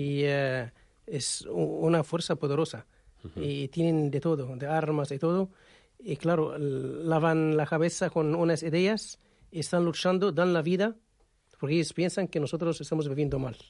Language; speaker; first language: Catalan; non-native, learner; Arabic